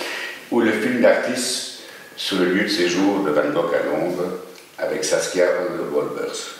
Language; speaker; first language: French; native; French